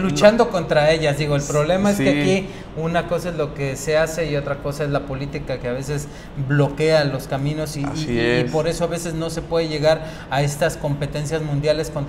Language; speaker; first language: Spanish; native; Spanish